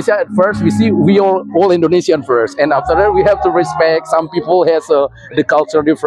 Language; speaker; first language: English; non-native, fluent; Indonesian